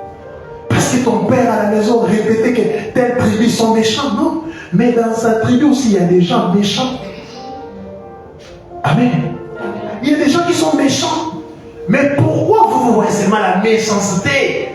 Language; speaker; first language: French; non-native, local second language; Lingala